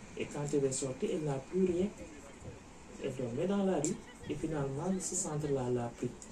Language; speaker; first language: French; non-native, local second language; Wolof